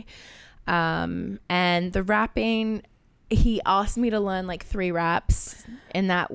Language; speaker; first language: English; native; English